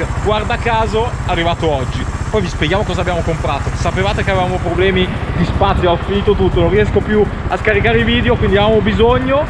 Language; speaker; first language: Italian; native; Italian